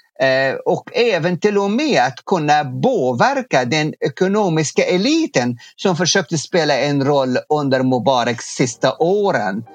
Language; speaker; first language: Swedish; non-native, fluent; Arabic